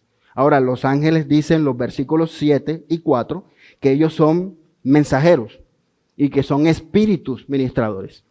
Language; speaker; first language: Spanish; native; Spanish